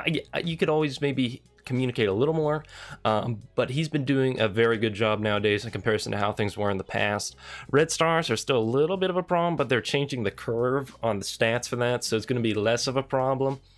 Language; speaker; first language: English; native; English